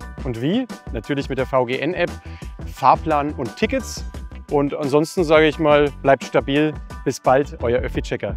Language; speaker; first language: German; native; German